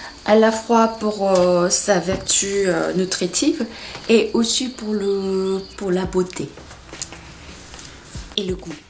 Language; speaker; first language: French; non-native, fluent; Korean